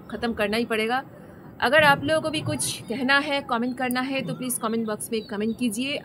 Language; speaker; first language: Hindi; non-native, local second language; Bangla